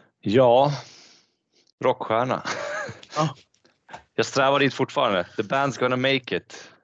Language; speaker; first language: Swedish; early bilingual, other home language; Bosnian